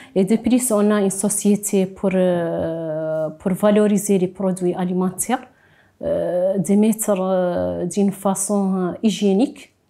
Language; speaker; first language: French; non-native, local second language; Arabic